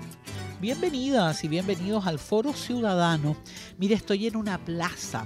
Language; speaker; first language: Spanish; native; Spanish